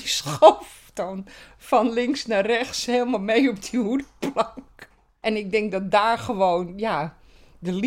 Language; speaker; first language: Dutch; native; Dutch